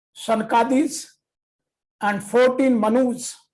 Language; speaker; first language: English; non-native, local second language; Hindi